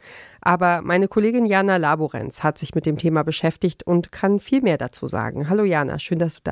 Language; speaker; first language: German; native; German